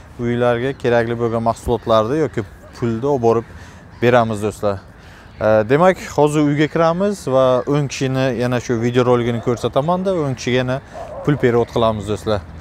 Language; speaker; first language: Uzbek; native; Uzbek